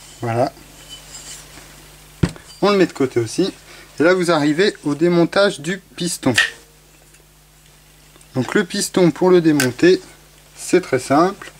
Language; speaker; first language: French; native; French